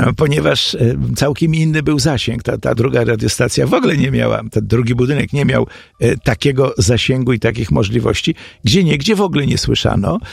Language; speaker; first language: Polish; native; Polish